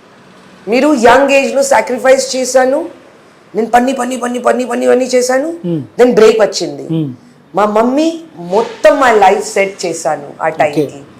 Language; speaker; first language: Telugu; non-native, learner; Hindi